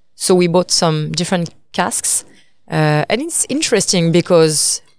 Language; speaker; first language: English; non-native, fluent; French